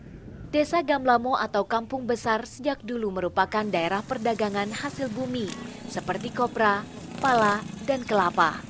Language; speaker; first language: Indonesian; native; Indonesian